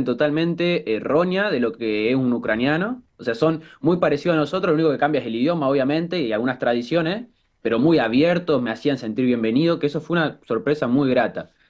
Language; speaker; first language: Spanish; native; Spanish